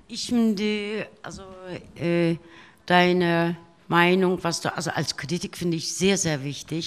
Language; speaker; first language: German; non-native, fluent; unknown